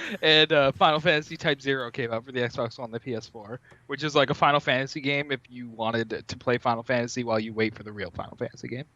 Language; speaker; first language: English; native; English